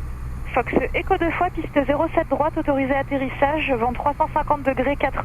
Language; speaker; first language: French; native; French